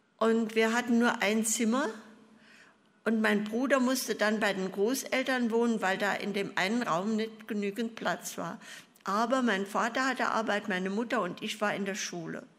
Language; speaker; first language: German; native; German